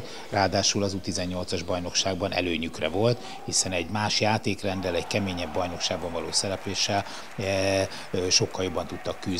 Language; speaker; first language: Hungarian; native; Hungarian